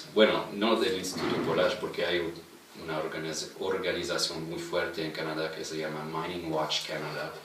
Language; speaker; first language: Spanish; non-native, fluent; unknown